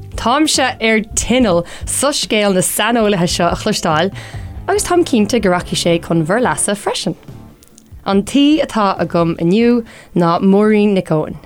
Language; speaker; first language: Irish; non-native, local second language; English